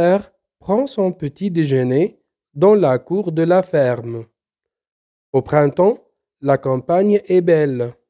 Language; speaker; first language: French; non-native, local second language; Arabic